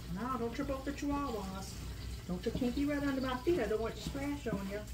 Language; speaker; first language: English; native; English